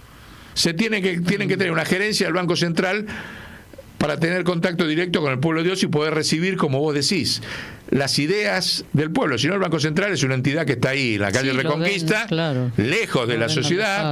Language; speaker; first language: Spanish; native; Spanish